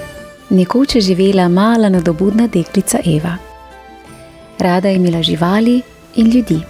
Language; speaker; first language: Slovenian; native; Slovenian